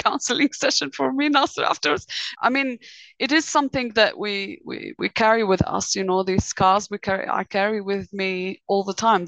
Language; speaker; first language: English; native; English